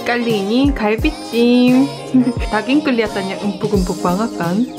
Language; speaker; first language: Indonesian; non-native, fluent; Korean